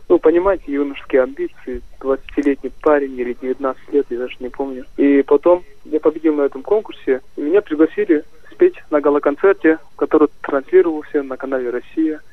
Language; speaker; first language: Russian; non-native, local second language; Kazakh